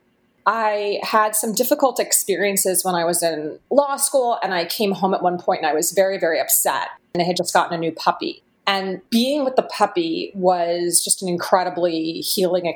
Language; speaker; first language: English; native; English